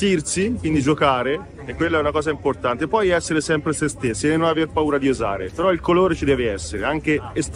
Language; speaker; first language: Italian; native; Italian